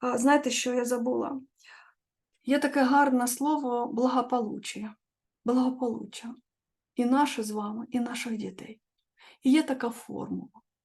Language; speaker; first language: Ukrainian; non-native, local second language; Russian